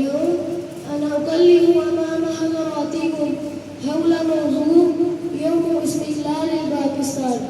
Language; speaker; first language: Arabic; non-native, learner; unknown